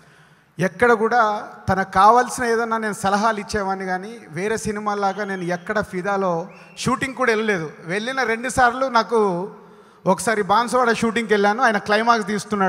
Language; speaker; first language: Telugu; native; Telugu